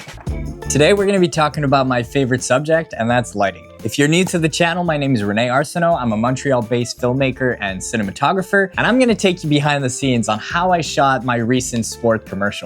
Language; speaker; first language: English; native; English